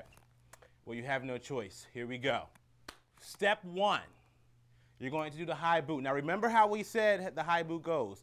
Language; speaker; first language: English; native; English